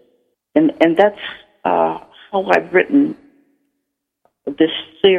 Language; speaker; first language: English; native; English